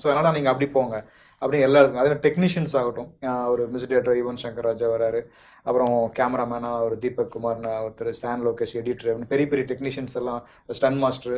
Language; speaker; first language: Tamil; native; Tamil